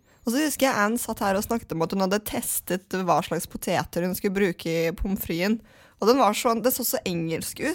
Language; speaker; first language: Norwegian; native; Norwegian